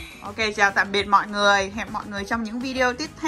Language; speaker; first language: Vietnamese; early bilingual, heritage; Vietnamese